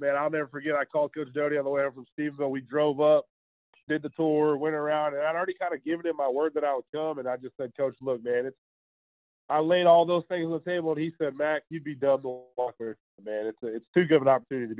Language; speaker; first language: English; native; English